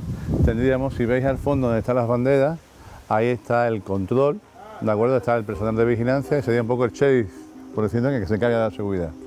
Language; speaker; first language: Spanish; native; Spanish